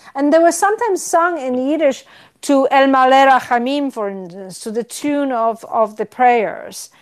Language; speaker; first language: English; non-native, fluent; Polish